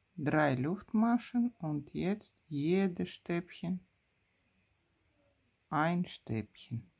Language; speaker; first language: German; non-native, fluent; Russian